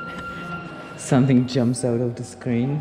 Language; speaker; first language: English; non-native, fluent; Slovak